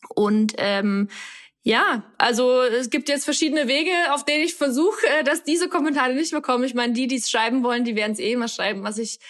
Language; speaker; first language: German; native; German